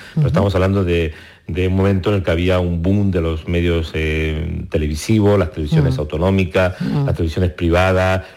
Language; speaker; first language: Spanish; native; Spanish